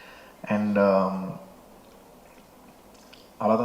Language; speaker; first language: Tamil; non-native, local second language; Telugu